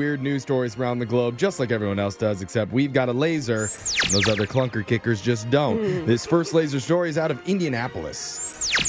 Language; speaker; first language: English; native; English